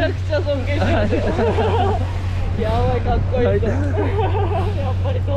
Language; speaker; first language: Japanese; native; Japanese